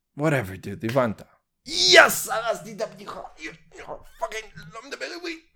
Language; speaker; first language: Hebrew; early bilingual, heritage; Hebrew